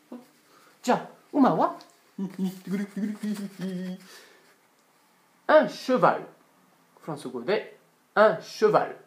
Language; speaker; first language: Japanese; non-native, fluent; French